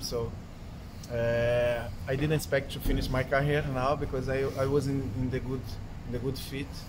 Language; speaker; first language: English; non-native, fluent; Portuguese